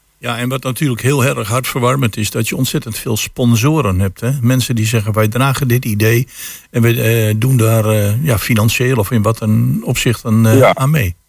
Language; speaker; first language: Dutch; native; Dutch